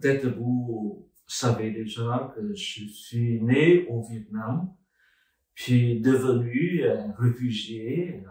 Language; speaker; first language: French; non-native, fluent; Vietnamese